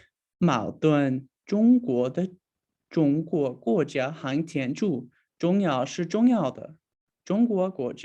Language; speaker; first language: Chinese; non-native, learner; English